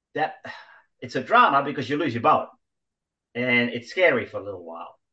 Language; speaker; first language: English; non-native, fluent; Dutch